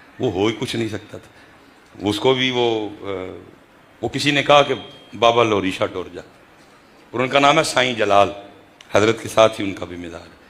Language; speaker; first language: Urdu; non-native, local second language; Punjabi